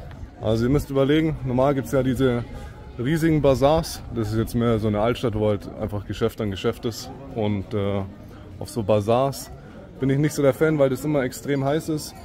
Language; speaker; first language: German; native; German